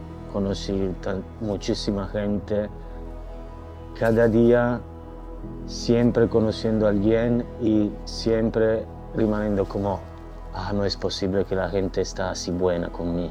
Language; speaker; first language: Spanish; non-native, learner; Italian